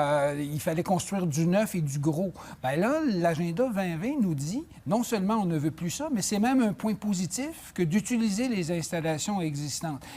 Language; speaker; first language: French; native; French